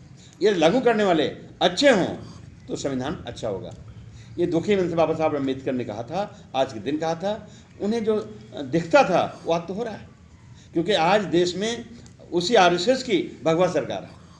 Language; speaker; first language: Hindi; native; Hindi